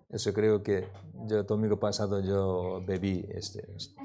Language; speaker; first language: Spanish; non-native, learner; Korean